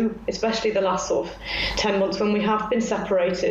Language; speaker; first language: English; native; English